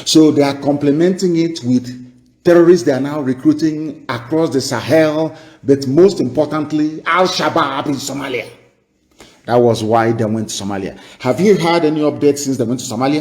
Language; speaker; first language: English; non-native, local second language; Igbo